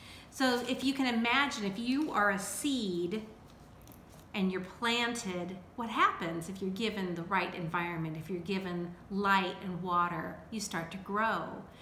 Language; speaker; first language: English; native; English